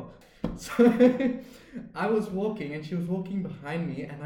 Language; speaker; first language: English; native; English